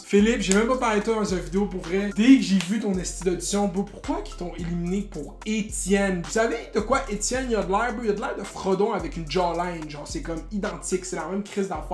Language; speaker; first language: French; native; French